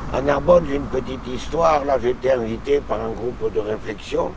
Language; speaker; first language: French; native; French